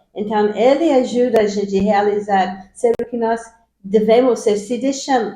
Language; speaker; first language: Portuguese; non-native, fluent; English